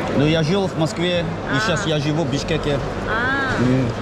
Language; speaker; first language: Russian; non-native, fluent; Korean